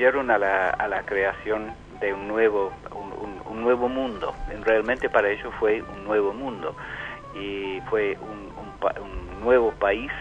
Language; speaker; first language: Spanish; non-native, fluent; English